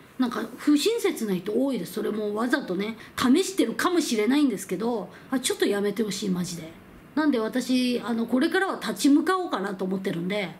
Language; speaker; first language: Japanese; non-native, fluent; Korean